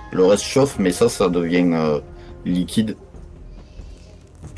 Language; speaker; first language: French; native; French